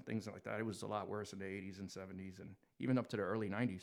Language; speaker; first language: English; native; English